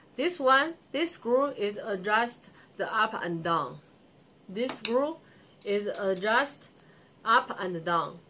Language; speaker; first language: English; non-native, learner; Chinese